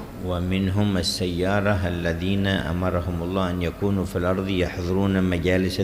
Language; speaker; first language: Arabic; native; Arabic